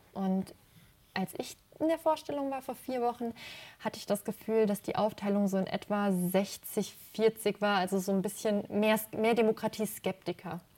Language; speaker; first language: German; native; German